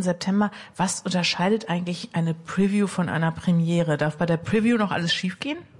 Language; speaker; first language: German; native; German